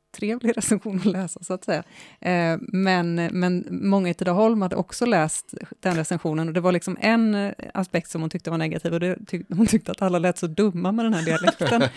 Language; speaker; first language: Swedish; native; Swedish